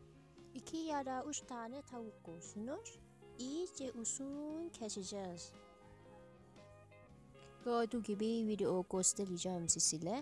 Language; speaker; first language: Turkish; non-native, learner; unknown